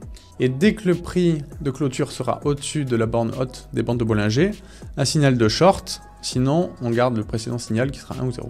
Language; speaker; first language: French; native; French